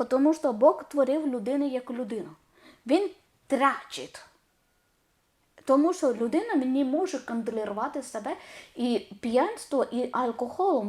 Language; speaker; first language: Ukrainian; non-native, learner; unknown